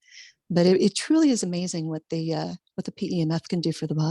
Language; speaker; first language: English; native; English